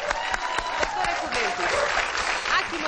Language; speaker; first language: Portuguese; native; Portuguese